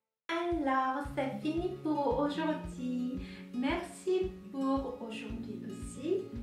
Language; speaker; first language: French; non-native, fluent; Korean